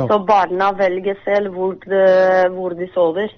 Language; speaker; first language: Norwegian; non-native, fluent; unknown